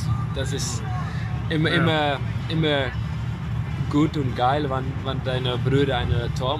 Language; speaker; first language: German; non-native, learner; Dutch